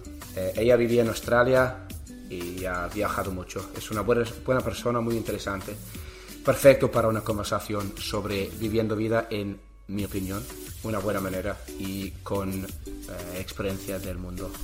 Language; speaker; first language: Spanish; non-native, learner; English